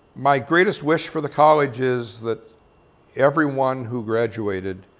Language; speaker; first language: English; native; English